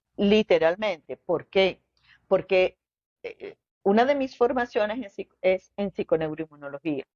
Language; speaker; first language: Spanish; native; Spanish